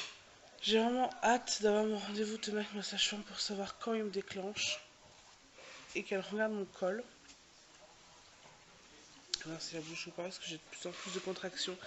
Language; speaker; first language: French; native; French